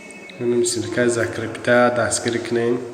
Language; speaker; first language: Russian; non-native, learner; Tajik